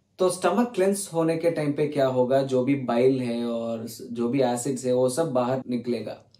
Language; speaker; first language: Hindi; non-native, learner; Tamil